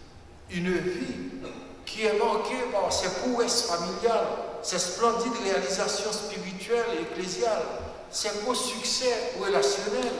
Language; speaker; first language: French; non-native, local second language; Haitian Creole